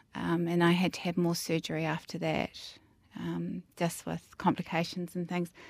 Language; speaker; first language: English; native; English